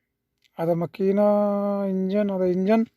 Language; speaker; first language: Arabic; non-native, learner; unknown